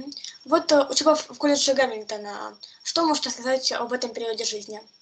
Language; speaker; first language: Russian; native; Russian